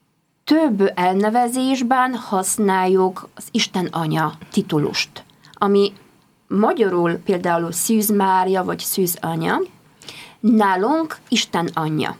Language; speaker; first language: Hungarian; non-native, fluent; Polish